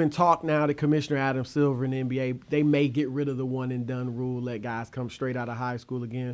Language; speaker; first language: English; native; English